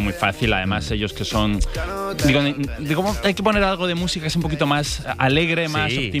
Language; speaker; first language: Spanish; native; Spanish